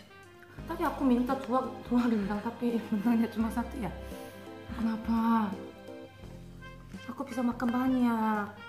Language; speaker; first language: Indonesian; non-native, fluent; Korean